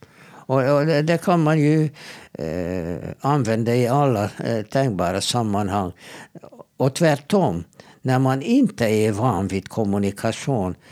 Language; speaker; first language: Swedish; non-native, fluent; Hebrew